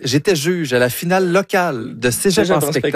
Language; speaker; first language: French; native; French